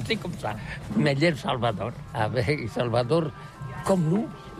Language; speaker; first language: French; non-native, learner; Catalan